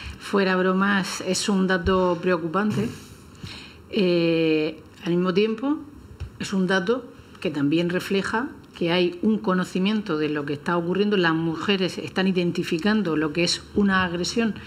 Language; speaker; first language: Spanish; native; Spanish